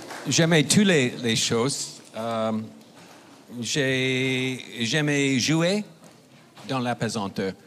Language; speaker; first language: French; non-native, fluent; English